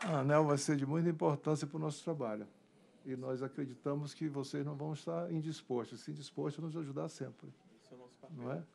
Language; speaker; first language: Portuguese; native; Portuguese